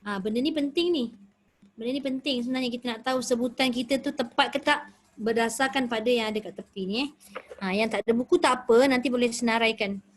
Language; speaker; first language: Malay; native; Malay